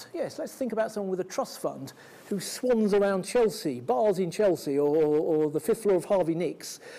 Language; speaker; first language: English; native; English